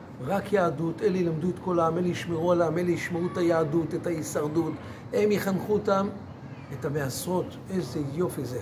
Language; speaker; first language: Hebrew; native; Hebrew